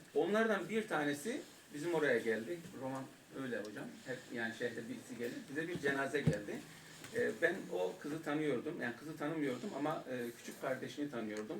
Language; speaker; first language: Turkish; non-native, local second language; Kurdish